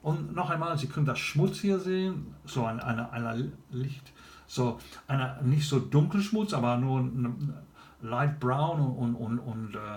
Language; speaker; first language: German; non-native, learner; English